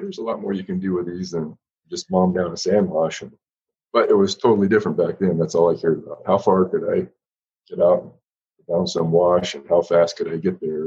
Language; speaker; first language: English; native; English